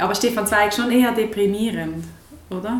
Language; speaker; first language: German; native; German